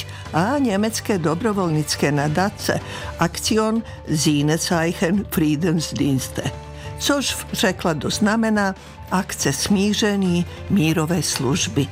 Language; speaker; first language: Czech; non-native, fluent; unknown